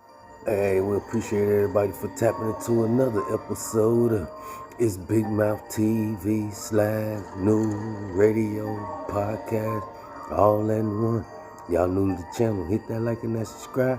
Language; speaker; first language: English; native; English